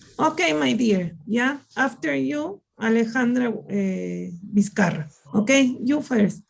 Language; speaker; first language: English; non-native, learner; Spanish